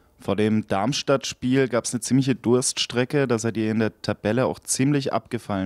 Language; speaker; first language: German; native; German